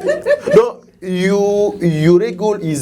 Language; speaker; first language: English; non-native, learner; Lingala